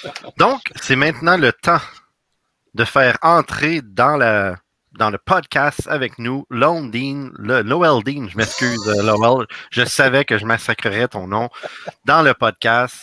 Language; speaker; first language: French; native; French